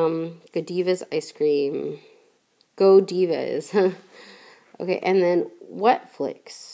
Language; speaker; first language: English; native; English